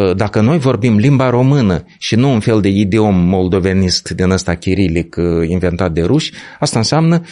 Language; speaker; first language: Romanian; native; Romanian